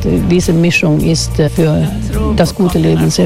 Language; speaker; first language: German; non-native, fluent; Swedish